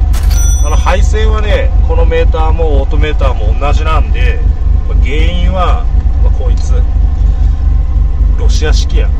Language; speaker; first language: Japanese; native; Japanese